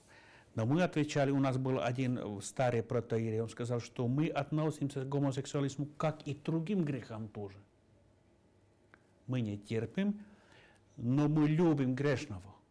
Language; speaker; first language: Russian; non-native, fluent; Finnish